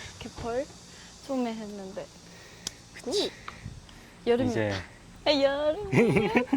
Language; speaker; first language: Korean; non-native, learner; Japanese